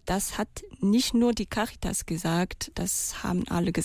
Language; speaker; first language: German; non-native, fluent; Malagasy